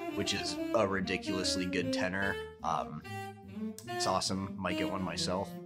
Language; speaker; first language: English; native; English